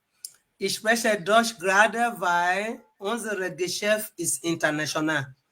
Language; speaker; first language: German; non-native, fluent; Igbo